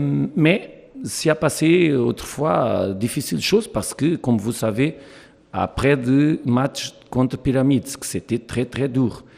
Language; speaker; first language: French; non-native, learner; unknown